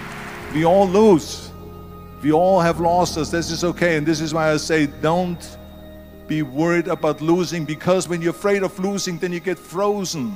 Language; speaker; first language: English; non-native, fluent; German